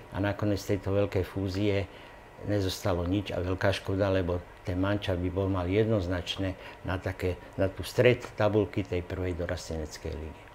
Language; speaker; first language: Slovak; native; Slovak